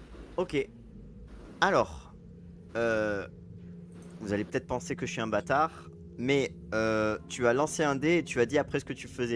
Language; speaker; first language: French; native; French